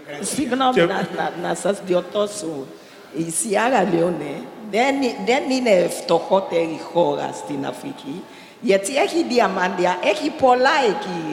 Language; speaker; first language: Greek; non-native, learner; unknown